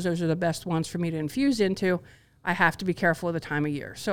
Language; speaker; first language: English; native; English